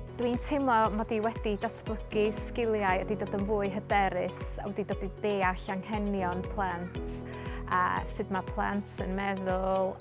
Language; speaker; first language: Welsh; native; Welsh